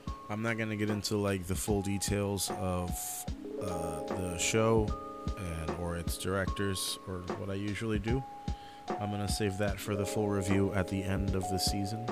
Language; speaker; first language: English; early bilingual, other home language; Spanish